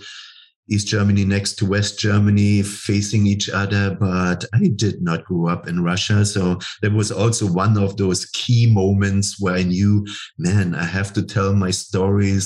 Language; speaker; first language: English; non-native, fluent; German